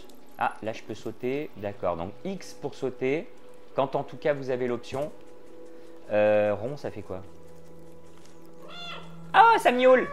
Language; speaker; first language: French; native; French